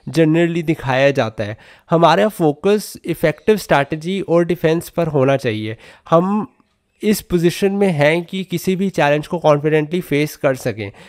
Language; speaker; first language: Hindi; native; Hindi